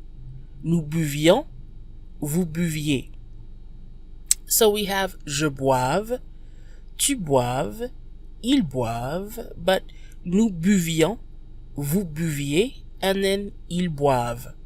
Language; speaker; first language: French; non-native, fluent; English